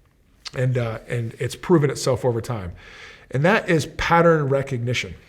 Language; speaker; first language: English; native; English